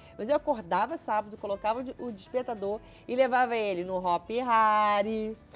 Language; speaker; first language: Portuguese; native; Portuguese